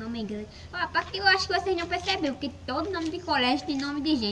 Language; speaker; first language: Portuguese; native; Portuguese